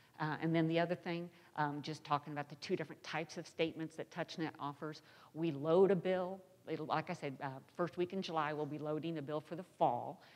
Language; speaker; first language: English; native; English